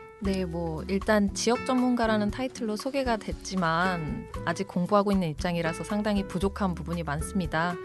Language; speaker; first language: Korean; native; Korean